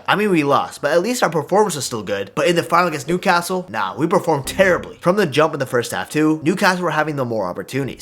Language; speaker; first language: English; native; English